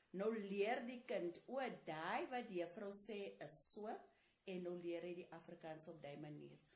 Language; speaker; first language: Afrikaans; non-native, local second language; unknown